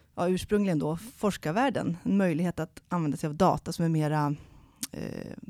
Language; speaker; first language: Swedish; native; Swedish